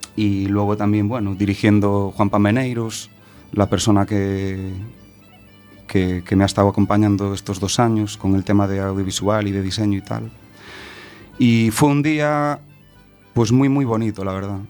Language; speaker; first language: Spanish; native; Spanish